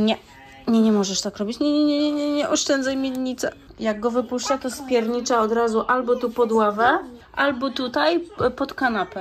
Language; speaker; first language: Polish; native; Polish